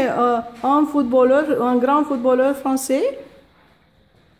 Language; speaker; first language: French; non-native, fluent; Romanian